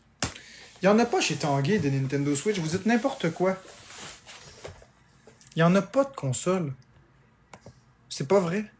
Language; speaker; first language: French; native; French